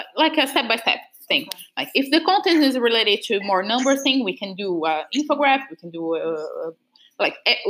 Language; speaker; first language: English; non-native, fluent; Portuguese